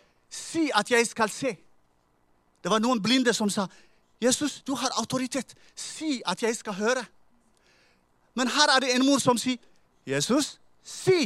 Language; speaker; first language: Norwegian; non-native, fluent; Tigrinya